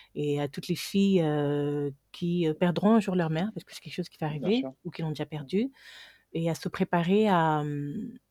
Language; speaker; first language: French; non-native, local second language; Fang